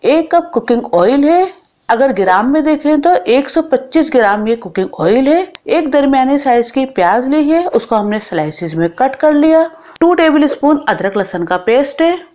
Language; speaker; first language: Urdu; native; Urdu